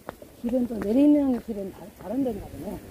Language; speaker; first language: Korean; native; Korean